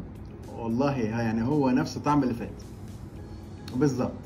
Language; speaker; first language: Arabic; native; Arabic